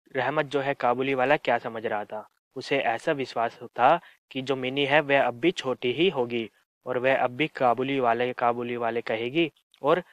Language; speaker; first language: Hindi; native; Hindi